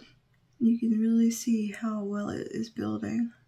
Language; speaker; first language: English; native; English